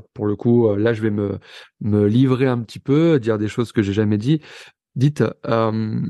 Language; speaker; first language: French; native; French